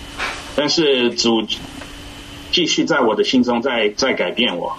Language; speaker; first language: Chinese; early bilingual, heritage; English